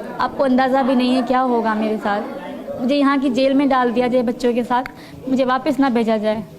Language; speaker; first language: Urdu; non-native, local second language; Sindhi